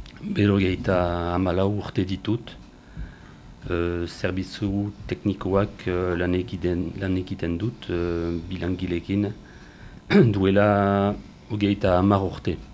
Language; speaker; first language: Basque; non-native, learner; French